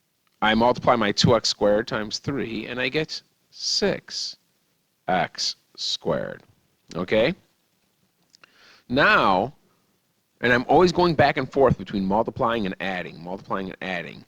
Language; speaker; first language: English; native; English